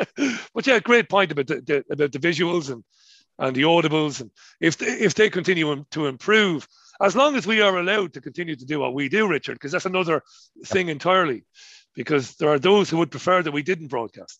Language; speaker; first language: English; native; English